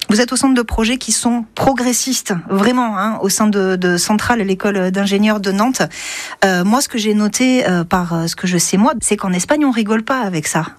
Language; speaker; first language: French; native; French